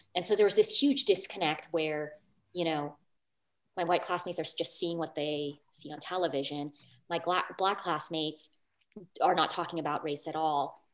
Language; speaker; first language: English; native; English